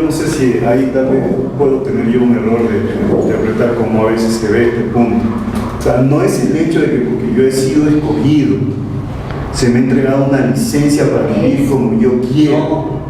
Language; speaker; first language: Spanish; native; Spanish